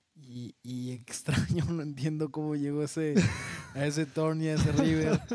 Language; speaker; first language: Spanish; native; Spanish